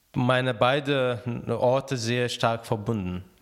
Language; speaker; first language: German; non-native, fluent; Arabic